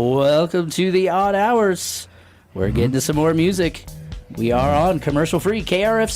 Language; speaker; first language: English; native; English